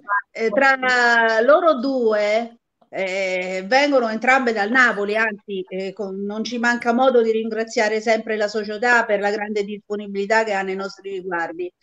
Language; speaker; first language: Italian; native; Italian